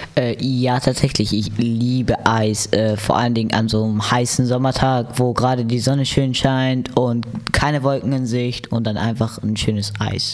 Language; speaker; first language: German; native; German